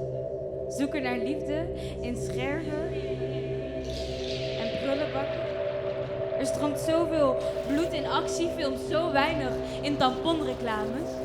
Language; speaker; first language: Dutch; early bilingual, other home language; Kinyarwanda